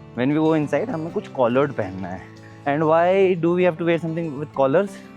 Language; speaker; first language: Hindi; native; Hindi